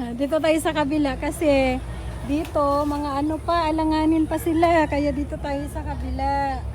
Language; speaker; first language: Filipino; non-native, local second language; Cebuano